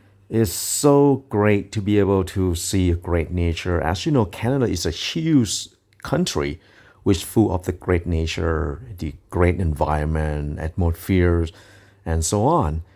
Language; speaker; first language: English; non-native, fluent; Thai